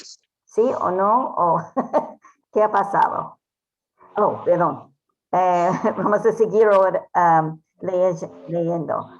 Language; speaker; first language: Spanish; non-native, fluent; English